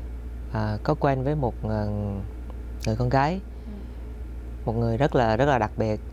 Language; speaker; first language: Vietnamese; early bilingual, heritage; Vietnamese